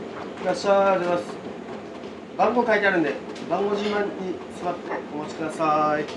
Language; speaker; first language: Japanese; native; Japanese